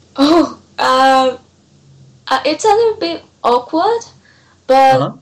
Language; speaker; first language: English; non-native, fluent; Portuguese